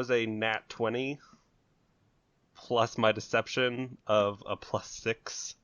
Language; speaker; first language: English; native; English